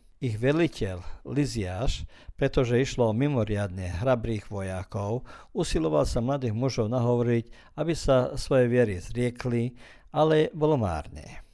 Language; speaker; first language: Slovak; early bilingual, heritage; Slovak